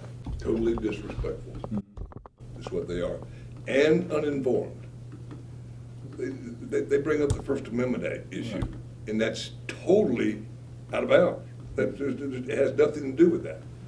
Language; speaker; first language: English; native; English